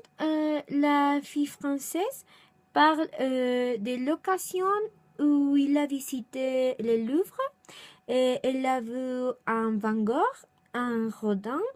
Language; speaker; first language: French; non-native, learner; Spanish